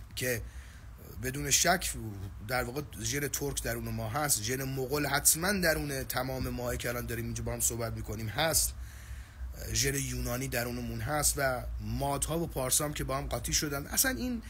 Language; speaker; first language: Persian; native; Persian